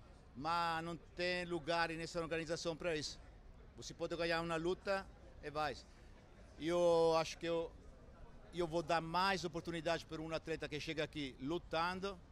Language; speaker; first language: Portuguese; non-native, fluent; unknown